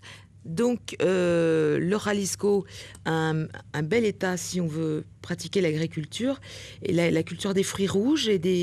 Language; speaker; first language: French; native; French